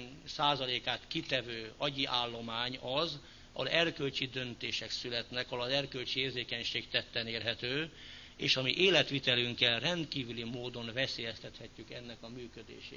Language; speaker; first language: Hungarian; native; Hungarian